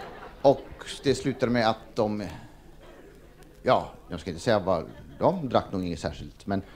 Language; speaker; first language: Swedish; native; Swedish